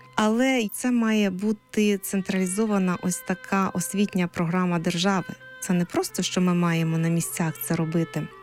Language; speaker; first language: Ukrainian; native; Ukrainian